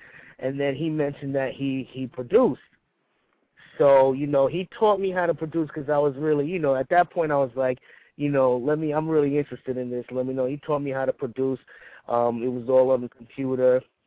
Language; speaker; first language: English; native; English